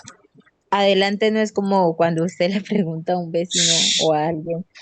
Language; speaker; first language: Spanish; native; Spanish